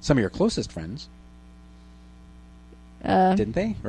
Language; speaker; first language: English; native; English